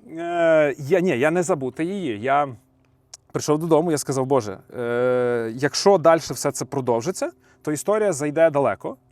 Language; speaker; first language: Ukrainian; native; Ukrainian